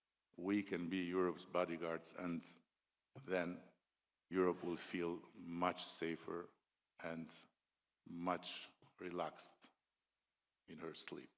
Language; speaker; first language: English; non-native, local second language; Albanian